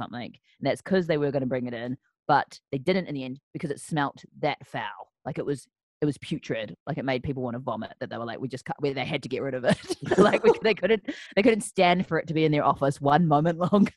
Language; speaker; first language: English; native; English